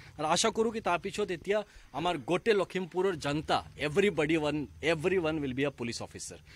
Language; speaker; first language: Assamese; non-native, fluent; Hindi